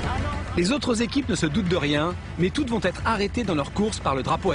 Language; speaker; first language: French; native; French